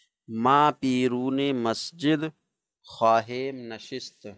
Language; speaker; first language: Persian; non-native, fluent; Urdu